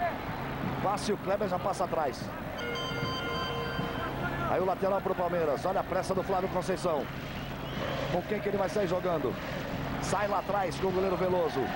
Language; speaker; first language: Portuguese; native; Portuguese